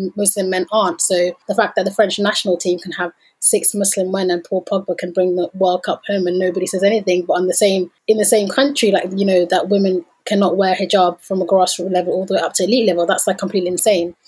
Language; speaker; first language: English; early bilingual, other home language; Danish